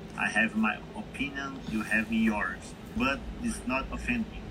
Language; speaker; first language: English; non-native, learner; Portuguese